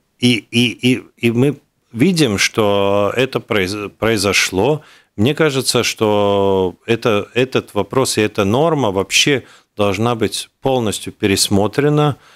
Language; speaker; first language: Russian; non-native, local second language; Latvian